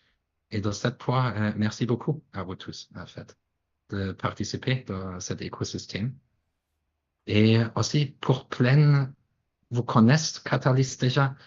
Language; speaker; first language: French; non-native, fluent; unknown